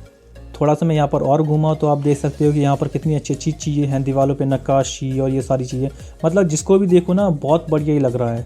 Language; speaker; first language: Hindi; native; Hindi